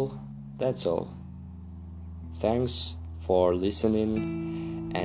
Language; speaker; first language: English; non-native, learner; Russian